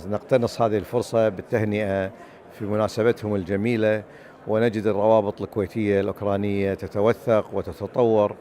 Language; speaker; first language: Arabic; native; Arabic